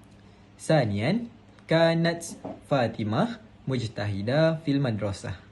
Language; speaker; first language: Arabic; non-native, learner; Malay